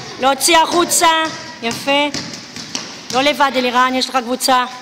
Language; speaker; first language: Hebrew; native; Hebrew